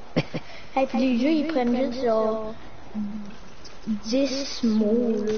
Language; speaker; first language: French; native; French